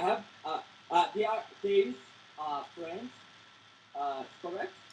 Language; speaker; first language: English; non-native, learner; Portuguese